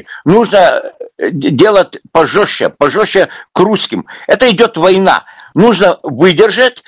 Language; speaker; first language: Russian; non-native, local second language; Lithuanian